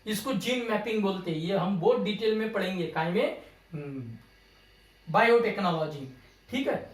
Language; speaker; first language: Hindi; non-native, local second language; Marathi